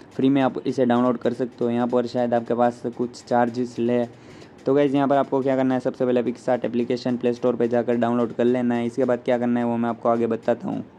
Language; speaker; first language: Hindi; non-native, local second language; Gujarati